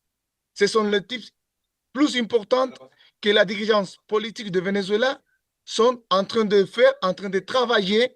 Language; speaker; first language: French; non-native, learner; Spanish